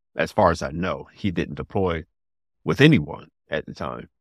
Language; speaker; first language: English; native; English